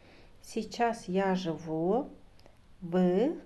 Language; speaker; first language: Russian; non-native, fluent; Azerbaijani